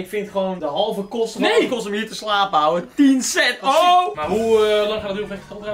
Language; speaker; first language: Dutch; native; Dutch